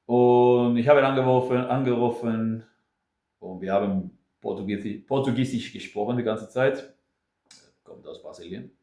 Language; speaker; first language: German; non-native, fluent; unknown